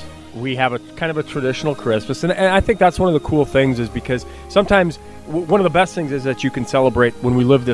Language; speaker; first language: English; native; English